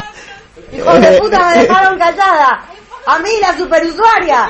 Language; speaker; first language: Spanish; native; Spanish